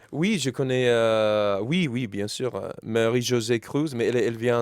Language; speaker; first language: French; non-native, fluent; English